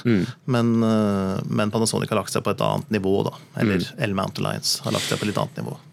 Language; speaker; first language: Norwegian; native; Norwegian